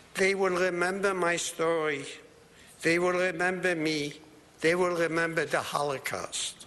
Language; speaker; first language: English; non-native, fluent; Polish